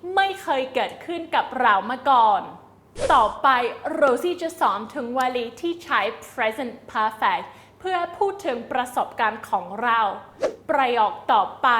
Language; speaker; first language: Thai; non-native, fluent; English